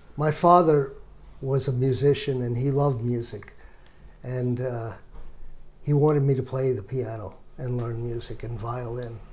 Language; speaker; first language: English; native; English